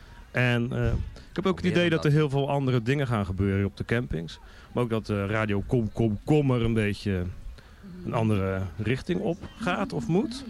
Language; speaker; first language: Dutch; native; Dutch